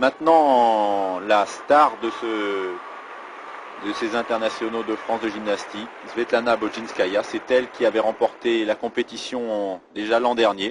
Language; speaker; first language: French; native; French